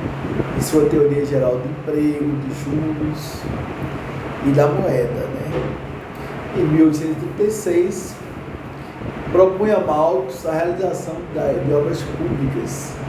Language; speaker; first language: Portuguese; native; Portuguese